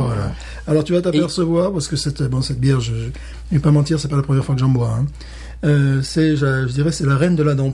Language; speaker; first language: French; native; French